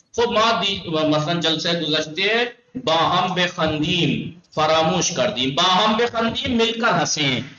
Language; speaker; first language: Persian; non-native, fluent; Urdu